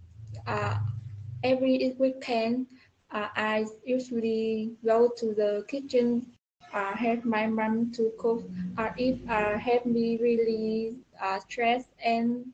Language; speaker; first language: English; non-native, learner; Vietnamese